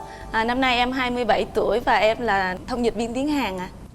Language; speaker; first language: Vietnamese; native; Vietnamese